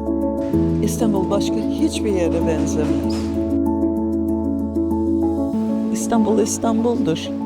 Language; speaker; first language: Turkish; non-native, fluent; English